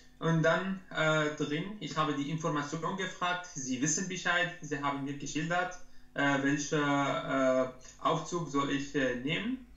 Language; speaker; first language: German; non-native, learner; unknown